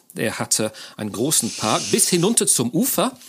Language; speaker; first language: German; non-native, fluent; English